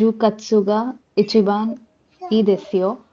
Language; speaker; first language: Japanese; non-native, learner; Kannada